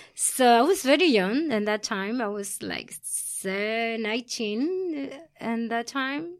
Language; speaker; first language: English; early bilingual, other home language; Spanish